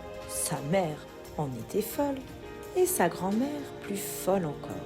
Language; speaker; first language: French; native; French